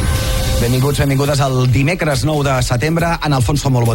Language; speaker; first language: Catalan; native; Catalan